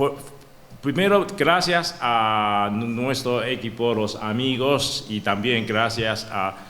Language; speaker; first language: Spanish; non-native, learner; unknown